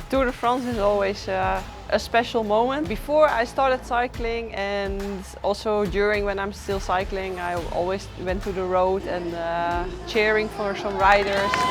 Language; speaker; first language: English; non-native, fluent; Dutch